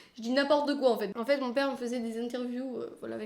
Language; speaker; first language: French; native; French